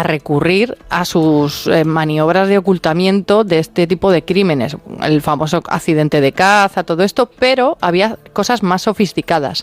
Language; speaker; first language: Spanish; native; Spanish